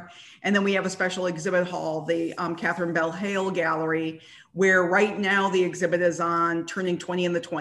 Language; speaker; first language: English; native; English